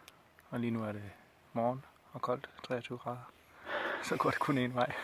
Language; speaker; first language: Danish; native; Danish